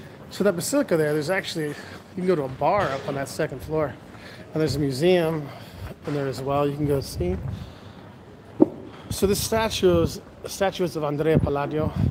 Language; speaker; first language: English; native; English